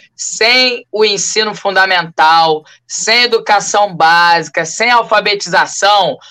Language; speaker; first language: Portuguese; native; Portuguese